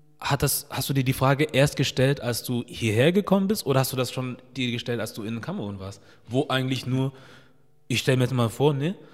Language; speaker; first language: German; early bilingual, other home language; Portuguese